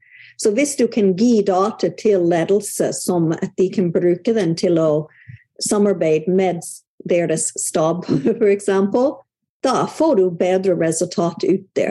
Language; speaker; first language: Norwegian; non-native, fluent; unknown